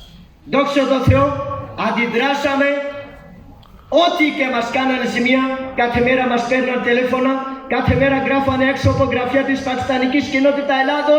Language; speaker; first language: Greek; non-native, fluent; Urdu